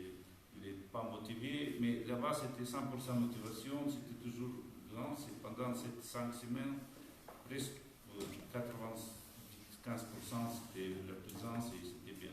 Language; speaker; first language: French; non-native, fluent; Romanian